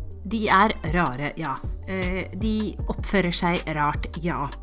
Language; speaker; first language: Norwegian; native; Norwegian